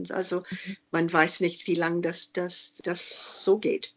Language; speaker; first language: German; non-native, fluent; English